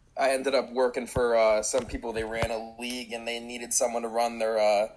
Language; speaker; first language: English; native; English